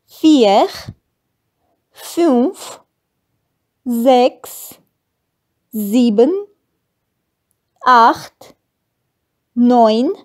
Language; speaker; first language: German; non-native, fluent; Armenian